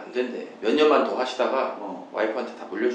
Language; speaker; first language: Korean; native; Korean